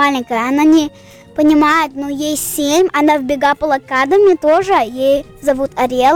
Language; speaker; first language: Russian; early bilingual, heritage; Russian